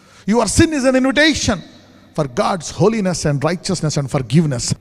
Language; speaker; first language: English; non-native, local second language; Telugu